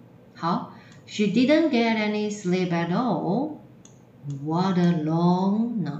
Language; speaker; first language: English; non-native, fluent; Chinese